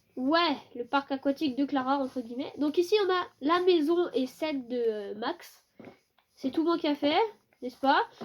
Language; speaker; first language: French; native; French